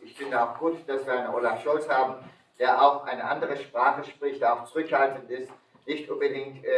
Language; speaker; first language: German; early bilingual, other home language; Turkish